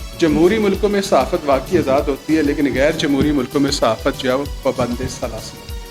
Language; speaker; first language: Urdu; non-native, local second language; Punjabi